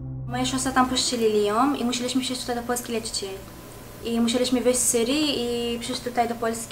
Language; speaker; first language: Polish; early bilingual, heritage; Arabic